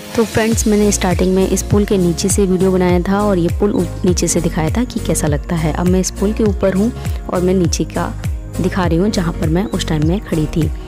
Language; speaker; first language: Hindi; native; Hindi